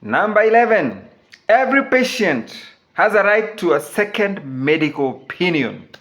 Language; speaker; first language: English; non-native, local second language; Swahili